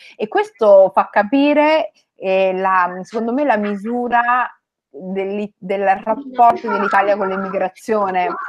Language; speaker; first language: Italian; early bilingual, other home language; Somali